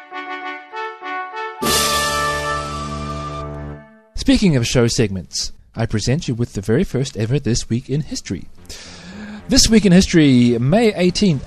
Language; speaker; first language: English; native; English